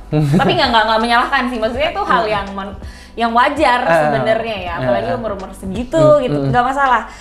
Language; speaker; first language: Indonesian; native; Indonesian